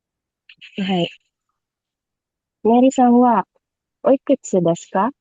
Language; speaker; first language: Japanese; non-native, learner; Filipino